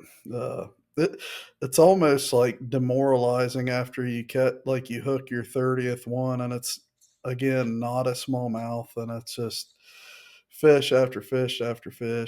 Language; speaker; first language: English; native; English